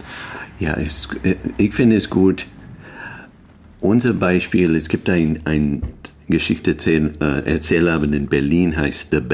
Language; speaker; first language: German; non-native, learner; English